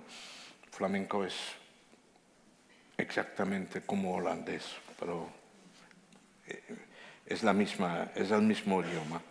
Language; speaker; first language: Spanish; non-native, fluent; Dutch